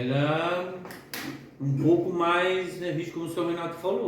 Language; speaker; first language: Portuguese; native; Portuguese